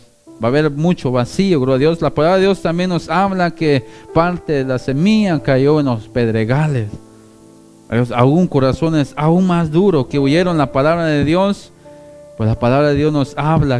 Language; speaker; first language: Spanish; native; Spanish